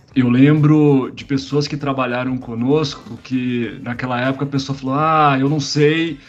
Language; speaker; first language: Portuguese; native; Portuguese